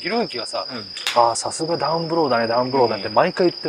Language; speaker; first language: Japanese; native; Japanese